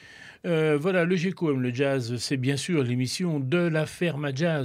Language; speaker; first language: French; native; French